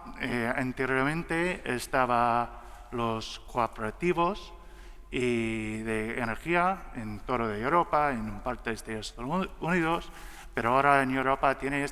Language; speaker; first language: Spanish; non-native, learner; English